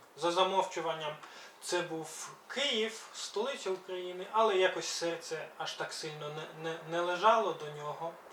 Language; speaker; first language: Ukrainian; early bilingual, other home language; Belarusian